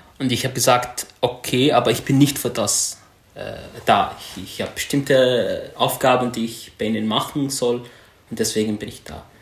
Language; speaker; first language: German; non-native, fluent; Arabic